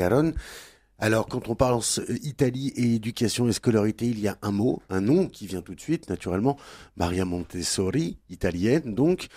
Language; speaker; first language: French; native; French